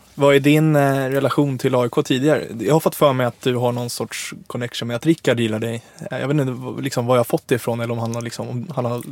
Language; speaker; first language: Swedish; native; Swedish